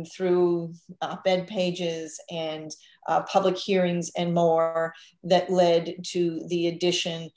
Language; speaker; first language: English; native; English